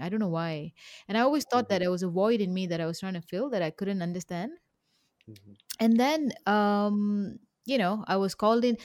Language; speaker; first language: English; native; English